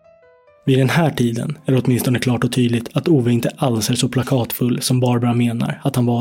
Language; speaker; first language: Swedish; native; Swedish